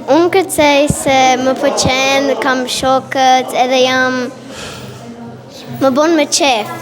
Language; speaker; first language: Albanian; early bilingual, heritage; Albanian